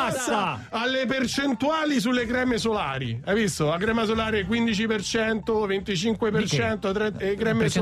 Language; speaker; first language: Italian; native; Italian